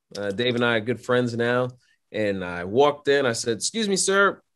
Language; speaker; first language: English; native; English